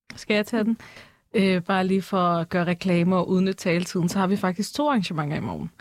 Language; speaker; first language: Danish; early bilingual, other home language; Persian